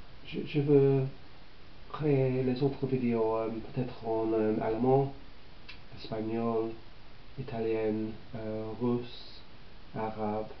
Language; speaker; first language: French; non-native, learner; English